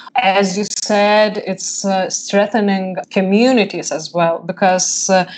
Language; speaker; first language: English; non-native, fluent; Lithuanian